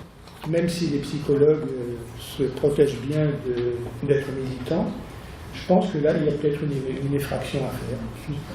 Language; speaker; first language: French; native; French